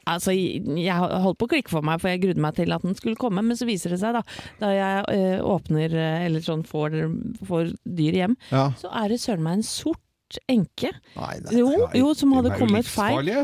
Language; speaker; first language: Norwegian; native; Norwegian